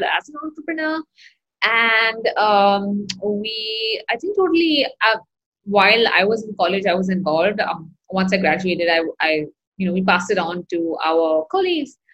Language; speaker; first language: English; non-native, local second language; Hindi